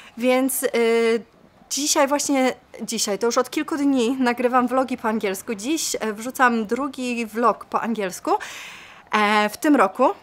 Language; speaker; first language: Polish; native; Polish